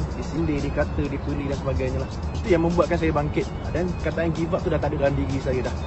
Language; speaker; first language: Malay; native; Malay